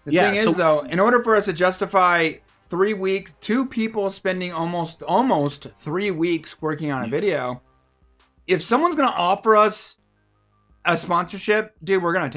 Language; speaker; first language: English; native; English